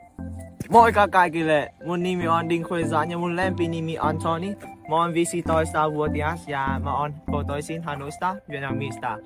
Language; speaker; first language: Finnish; non-native, learner; Vietnamese